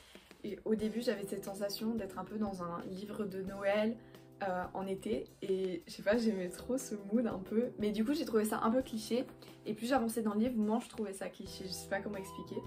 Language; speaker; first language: French; native; French